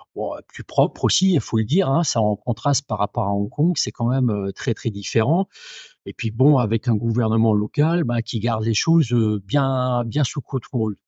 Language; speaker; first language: French; native; French